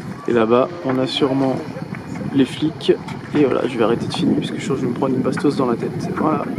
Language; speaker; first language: French; native; French